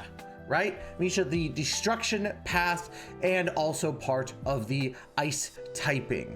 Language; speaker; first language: English; native; English